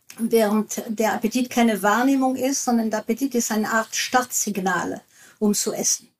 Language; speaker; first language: German; non-native, fluent; French